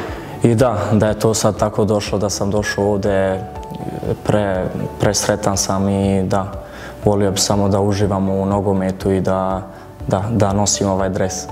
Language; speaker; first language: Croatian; early bilingual, heritage; German